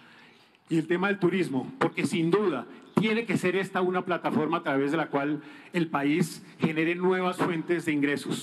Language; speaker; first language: Spanish; native; Spanish